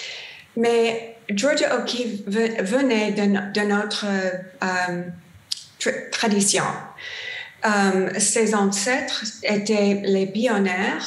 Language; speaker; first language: French; non-native, learner; English